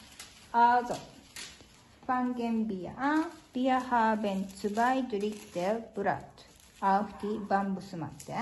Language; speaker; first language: German; non-native, learner; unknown